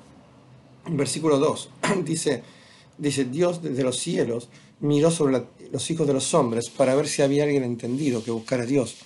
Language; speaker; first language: Spanish; native; Spanish